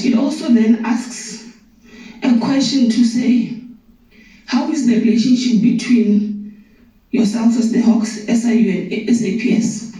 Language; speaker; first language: English; non-native, local second language; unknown